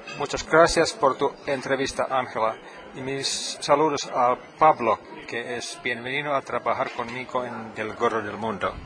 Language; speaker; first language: Spanish; non-native, fluent; Finnish